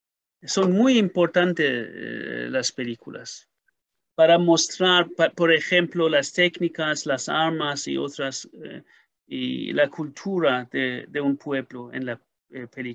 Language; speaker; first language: Spanish; non-native, learner; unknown